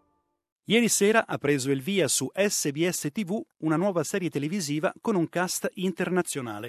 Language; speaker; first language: Italian; native; Italian